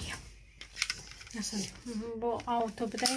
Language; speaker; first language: German; non-native, learner; Tajik